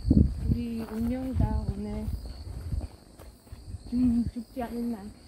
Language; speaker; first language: Korean; non-native, learner; Russian